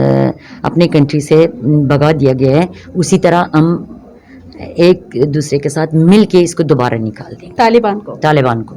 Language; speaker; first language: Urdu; non-native, local second language; Persian